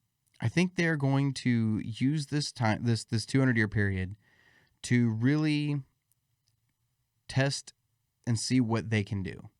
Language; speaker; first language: English; native; English